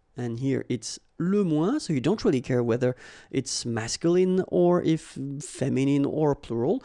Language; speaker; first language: English; non-native, fluent; French